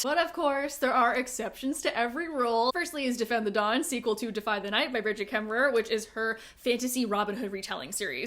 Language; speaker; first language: English; native; English